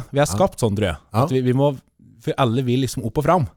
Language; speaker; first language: Norwegian; native; Norwegian